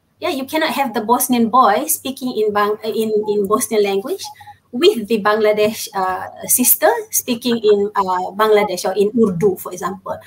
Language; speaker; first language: English; non-native, local second language; Malay